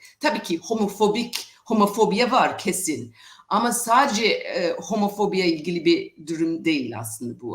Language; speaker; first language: Turkish; non-native, fluent; English